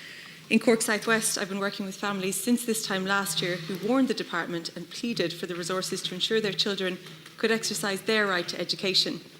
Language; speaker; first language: English; native; English